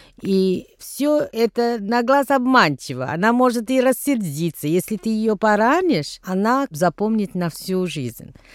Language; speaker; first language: Russian; non-native, fluent; Tamil